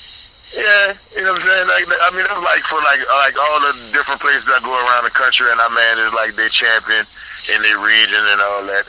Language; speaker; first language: English; native; English